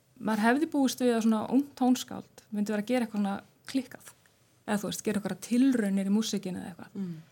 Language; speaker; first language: Icelandic; native; Icelandic